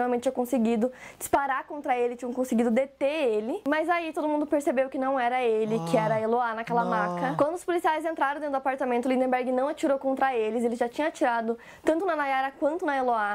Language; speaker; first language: Portuguese; native; Portuguese